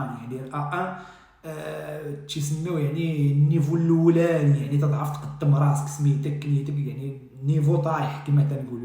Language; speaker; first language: Arabic; native; Arabic